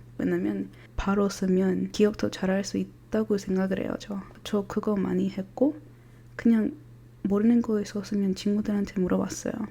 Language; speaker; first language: Korean; non-native, fluent; English